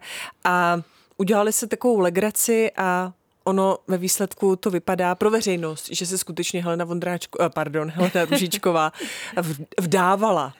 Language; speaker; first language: Czech; native; Czech